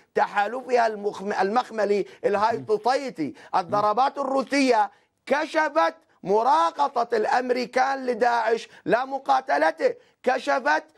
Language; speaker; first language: Arabic; native; Arabic